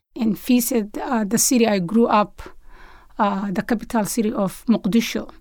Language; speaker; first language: English; non-native, learner; Somali